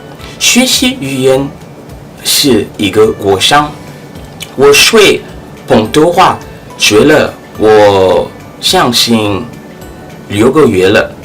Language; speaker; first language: Chinese; non-native, learner; French